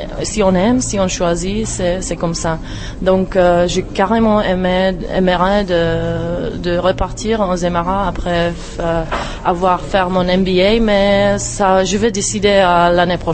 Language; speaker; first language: French; non-native, fluent; Czech